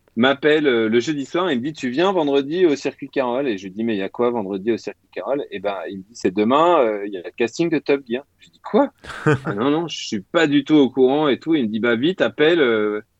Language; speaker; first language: French; native; French